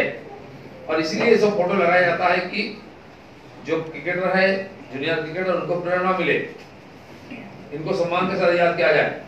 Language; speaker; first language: Hindi; non-native, local second language; Bangla